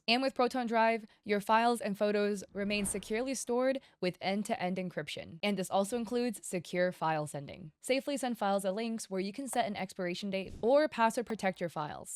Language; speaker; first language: English; native; English